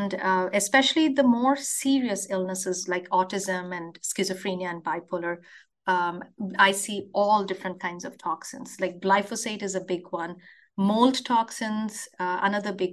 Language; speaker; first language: English; non-native, local second language; Telugu